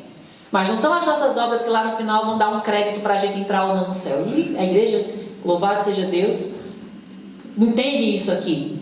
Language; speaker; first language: Portuguese; native; Portuguese